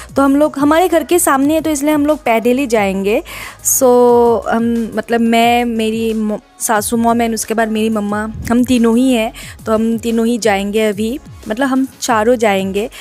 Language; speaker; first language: Hindi; non-native, local second language; Assamese